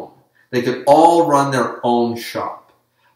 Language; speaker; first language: English; native; English